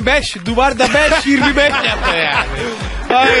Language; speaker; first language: Turkish; non-native, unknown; Italian